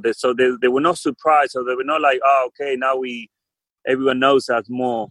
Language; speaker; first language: English; non-native, fluent; Spanish